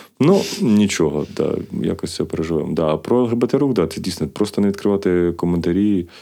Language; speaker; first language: Ukrainian; native; Ukrainian